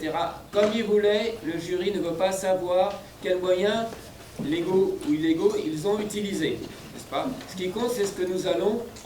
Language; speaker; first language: French; native; French